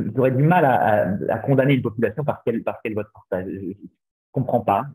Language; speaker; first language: French; native; French